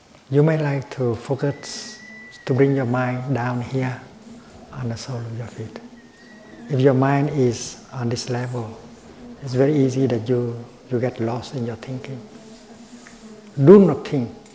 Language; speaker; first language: English; non-native, fluent; Vietnamese